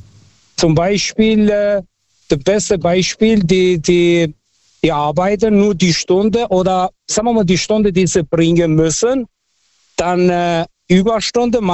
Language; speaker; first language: German; non-native, fluent; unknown